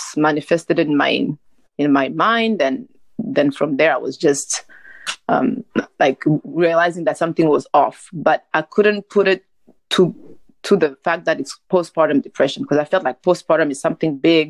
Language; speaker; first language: English; non-native, local second language; Kinyarwanda